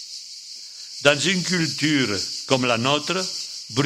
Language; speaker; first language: French; non-native, fluent; Spanish